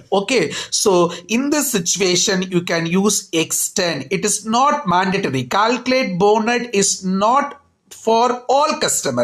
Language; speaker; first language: English; non-native, local second language; Tamil